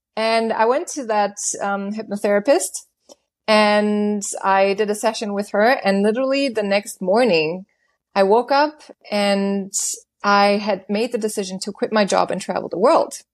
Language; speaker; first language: English; non-native, fluent; German